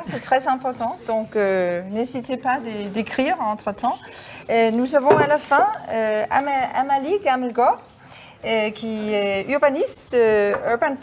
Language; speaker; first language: French; non-native, fluent; Danish